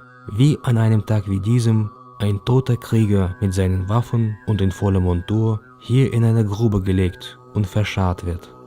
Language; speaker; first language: German; native; German